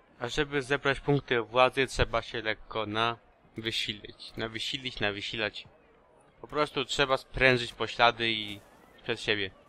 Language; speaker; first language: Polish; early bilingual, heritage; Polish